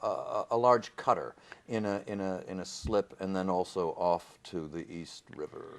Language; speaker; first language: English; native; English